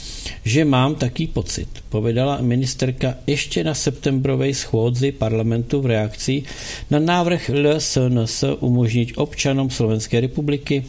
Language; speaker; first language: Czech; native; Czech